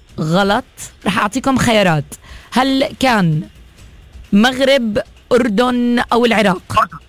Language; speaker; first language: Arabic; native; Arabic